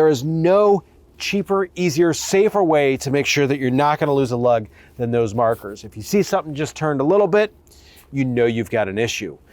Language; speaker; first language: English; native; English